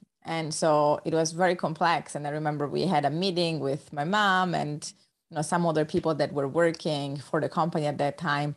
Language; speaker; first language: English; non-native, fluent; Italian